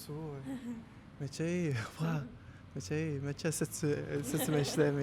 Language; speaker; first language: Japanese; non-native, learner; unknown